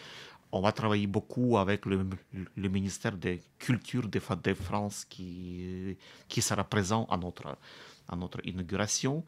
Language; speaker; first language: French; non-native, fluent; Russian